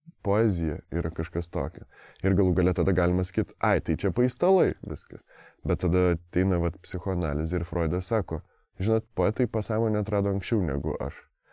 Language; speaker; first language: Lithuanian; native; Lithuanian